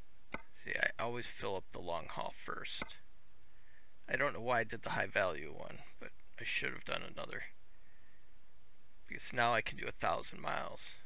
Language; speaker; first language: English; native; English